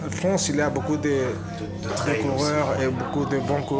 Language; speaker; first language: French; non-native, fluent; Spanish